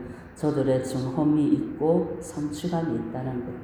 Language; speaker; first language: Korean; native; Korean